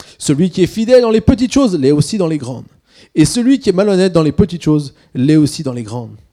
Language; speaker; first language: French; early bilingual, other home language; Swiss German